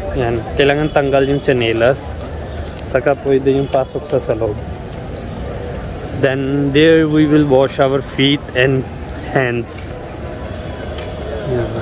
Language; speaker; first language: Filipino; native; Filipino